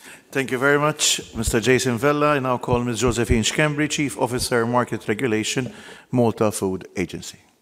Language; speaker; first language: English; non-native, local second language; Maltese